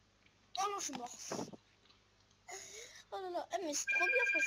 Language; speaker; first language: French; native; French